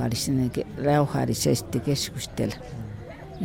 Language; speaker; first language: Finnish; non-native, fluent; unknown